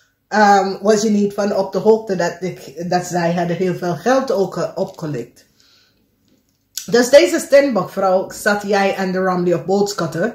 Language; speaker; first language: Dutch; non-native, learner; English